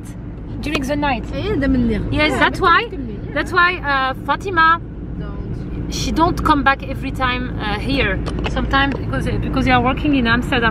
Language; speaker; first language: English; non-native, learner; French